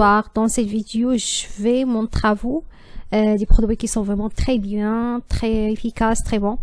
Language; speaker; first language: French; non-native, learner; Arabic